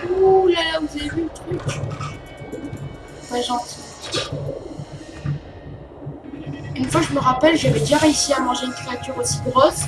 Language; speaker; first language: French; native; French